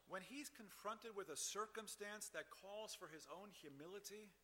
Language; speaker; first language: English; native; English